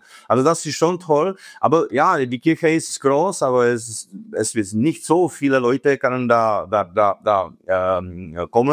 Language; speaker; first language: German; non-native, fluent; Czech